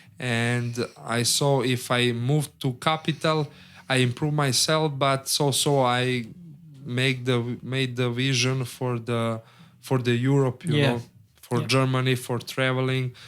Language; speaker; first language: English; non-native, learner; Serbian